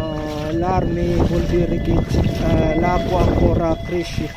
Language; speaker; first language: Italian; non-native, learner; Filipino